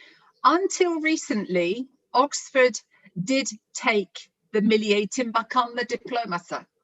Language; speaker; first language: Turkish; non-native, learner; English